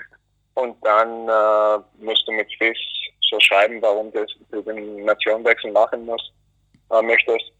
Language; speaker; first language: German; early bilingual, other home language; Greek